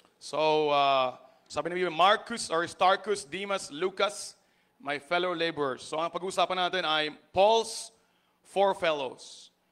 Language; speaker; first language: Filipino; non-native, local second language; Bikol